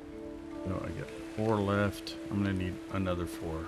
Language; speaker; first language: English; native; English